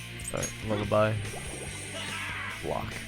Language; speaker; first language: English; native; English